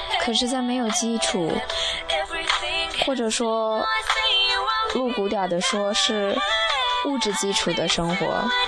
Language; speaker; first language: Chinese; native; Chinese